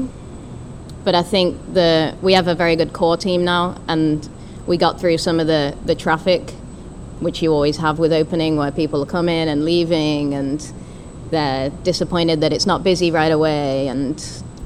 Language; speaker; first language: English; native; English